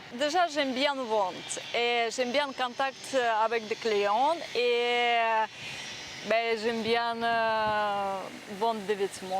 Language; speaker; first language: French; non-native, learner; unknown